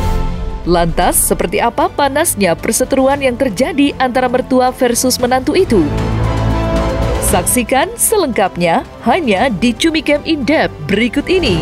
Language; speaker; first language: Indonesian; native; Indonesian